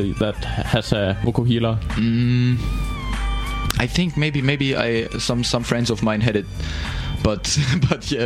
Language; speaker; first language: English; non-native, fluent; German